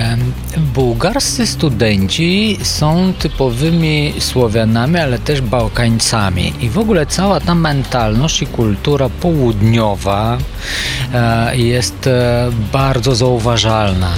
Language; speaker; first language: Polish; non-native, fluent; Bulgarian